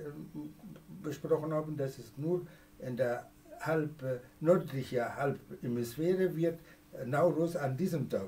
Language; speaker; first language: German; non-native, fluent; Persian